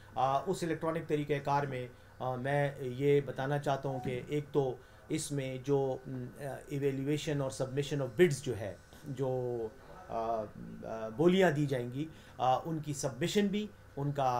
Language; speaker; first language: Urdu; non-native, local second language; Pashto